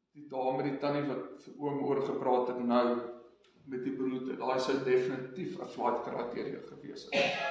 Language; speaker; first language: Afrikaans; non-native, local second language; English